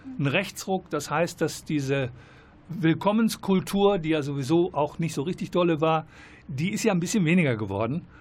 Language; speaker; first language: German; native; German